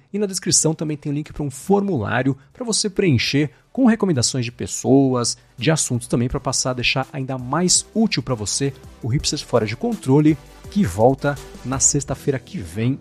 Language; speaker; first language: Portuguese; native; Portuguese